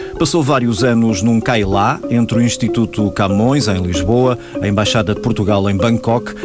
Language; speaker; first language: Portuguese; native; Portuguese